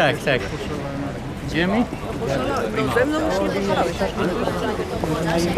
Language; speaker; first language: Polish; non-native, learner; Hungarian